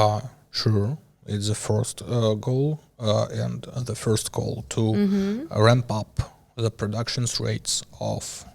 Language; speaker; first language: English; non-native, learner; Ukrainian